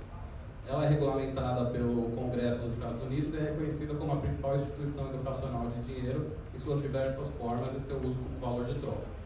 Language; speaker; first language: Portuguese; native; Portuguese